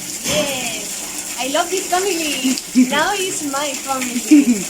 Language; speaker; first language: English; non-native, learner; Spanish